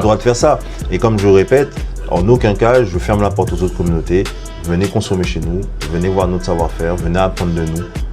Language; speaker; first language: French; non-native, local second language; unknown